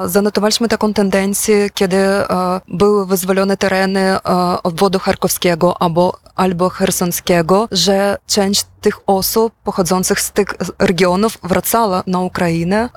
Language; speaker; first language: Polish; non-native, fluent; Ukrainian